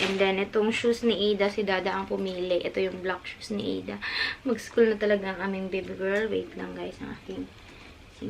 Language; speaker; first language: Filipino; non-native, local second language; Cebuano